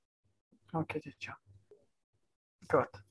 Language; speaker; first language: English; non-native, learner; Kurdish